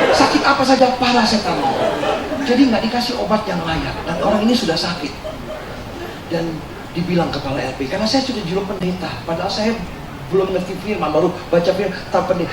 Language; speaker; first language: Indonesian; early bilingual, heritage; Indonesian